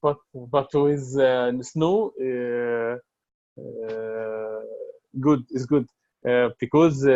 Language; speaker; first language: English; non-native, learner; Arabic